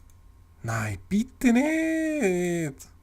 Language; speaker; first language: German; native; German